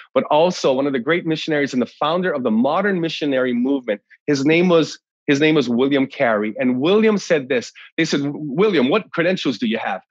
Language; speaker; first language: English; native; English